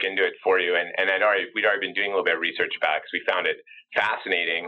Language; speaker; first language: English; native; English